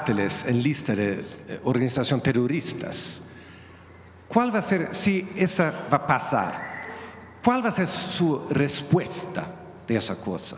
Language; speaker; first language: Spanish; non-native, learner; Swedish